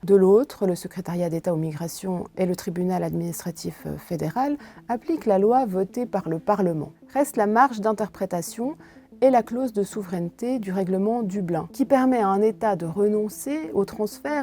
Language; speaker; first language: French; native; French